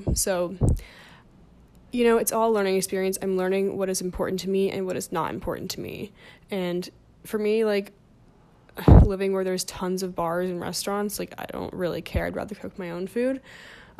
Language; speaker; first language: English; native; English